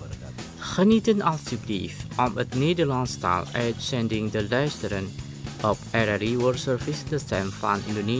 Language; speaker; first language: Dutch; non-native, learner; Indonesian